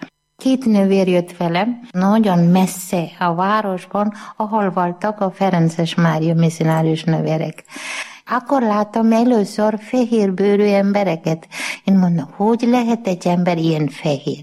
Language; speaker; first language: Hungarian; non-native, learner; Malayalam